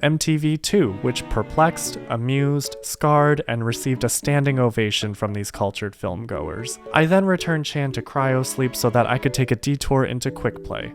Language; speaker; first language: English; native; English